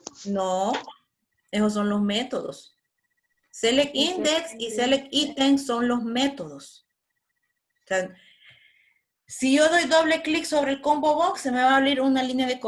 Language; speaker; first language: Spanish; native; Spanish